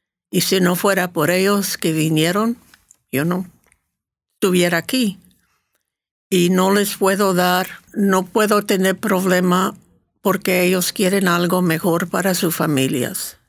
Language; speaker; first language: Spanish; early bilingual, heritage; Spanish